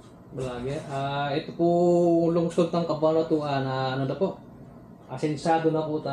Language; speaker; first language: Filipino; native; Filipino